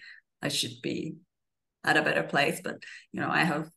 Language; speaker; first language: English; non-native, fluent; Finnish